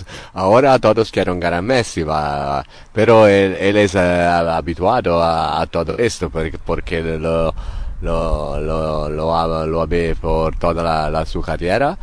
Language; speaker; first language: Spanish; non-native, learner; Italian